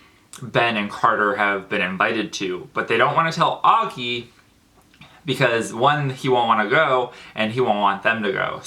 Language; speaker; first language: English; native; English